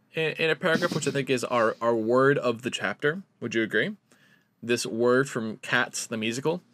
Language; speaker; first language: English; native; English